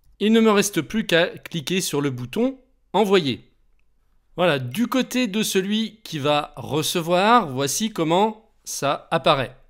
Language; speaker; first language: French; native; French